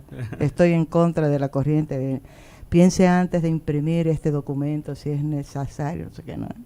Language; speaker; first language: Spanish; native; Spanish